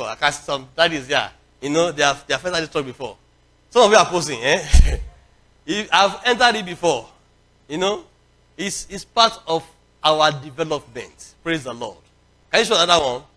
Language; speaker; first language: English; non-native, local second language; Yoruba